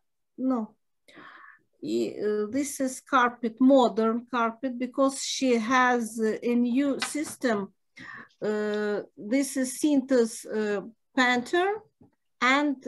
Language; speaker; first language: English; non-native, learner; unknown